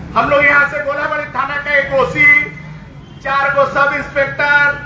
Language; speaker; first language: Hindi; non-native, local second language; Bangla